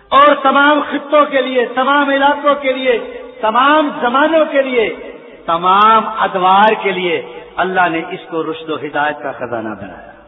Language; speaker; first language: Urdu; non-native, local second language; Punjabi